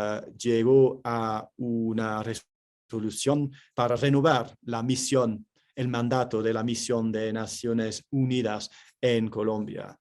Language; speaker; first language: Spanish; non-native, fluent; English